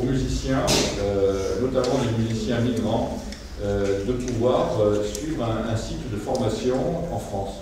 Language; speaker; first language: French; native; French